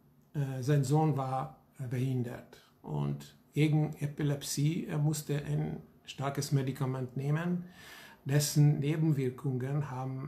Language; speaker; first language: German; non-native, fluent; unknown